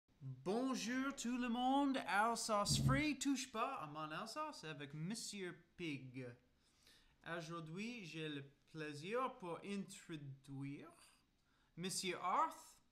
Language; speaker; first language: French; non-native, learner; English